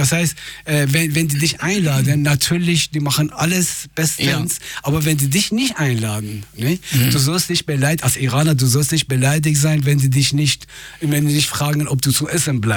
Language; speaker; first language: German; non-native, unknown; Persian